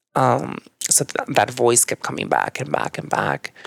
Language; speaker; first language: English; early bilingual, other home language; Spanish